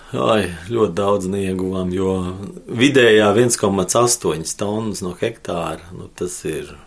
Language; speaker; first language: Latvian; native; Latvian